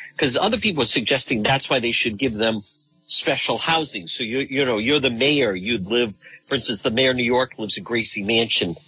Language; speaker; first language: English; native; English